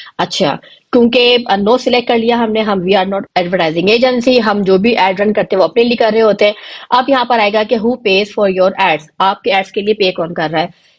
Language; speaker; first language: Urdu; native; Urdu